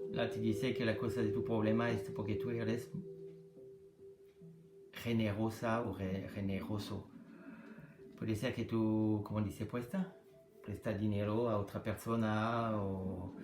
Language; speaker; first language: Spanish; non-native, learner; French